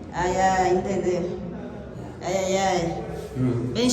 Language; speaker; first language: Portuguese; non-native, learner; Lingala